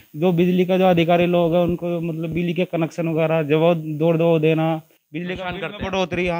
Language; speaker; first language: Hindi; native; Hindi